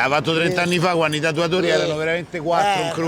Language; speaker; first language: Italian; native; Italian